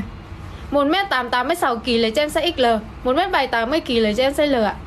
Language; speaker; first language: Vietnamese; native; Vietnamese